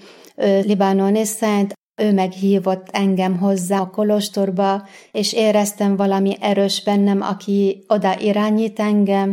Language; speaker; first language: Hungarian; non-native, learner; Arabic